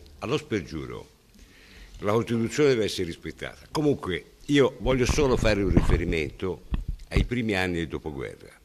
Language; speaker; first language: Italian; native; Italian